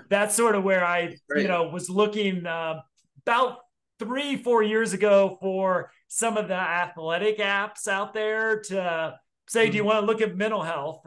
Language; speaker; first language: English; native; English